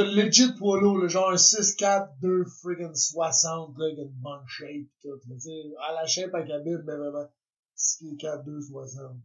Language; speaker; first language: French; native; French